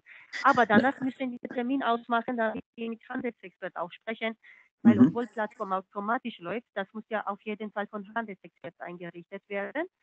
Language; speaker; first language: German; non-native, fluent; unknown